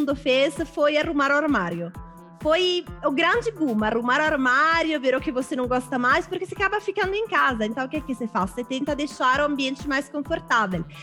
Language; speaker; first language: Portuguese; non-native, fluent; Italian